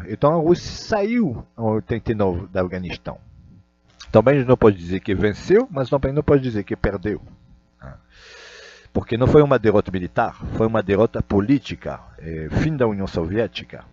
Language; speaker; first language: Portuguese; non-native, fluent; Russian